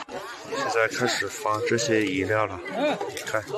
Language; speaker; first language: Chinese; non-native, local second language; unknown